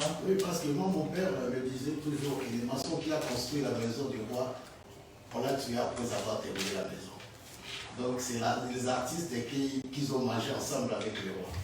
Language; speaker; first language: French; non-native, local second language; Lingala